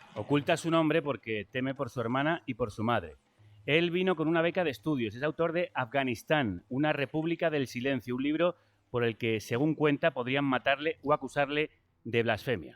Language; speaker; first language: Spanish; native; Spanish